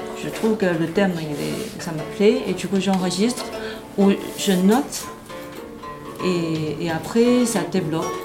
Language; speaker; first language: French; non-native, fluent; Chinese